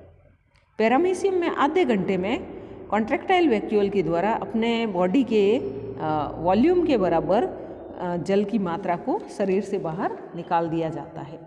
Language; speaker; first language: Hindi; native; Hindi